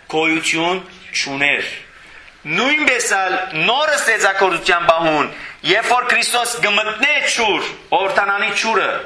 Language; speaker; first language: Armenian; native; Armenian